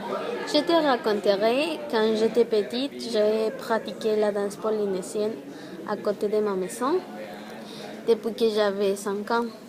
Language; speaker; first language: French; non-native, learner; Spanish